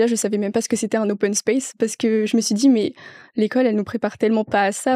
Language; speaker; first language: French; native; French